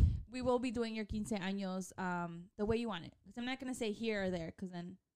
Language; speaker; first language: English; early bilingual, other home language; Spanish